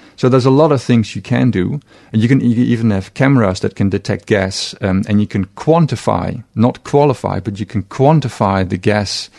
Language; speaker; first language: English; non-native, fluent; Dutch